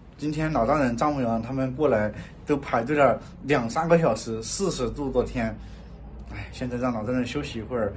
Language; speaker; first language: Chinese; native; Chinese